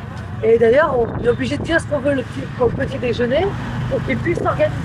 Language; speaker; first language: French; native; French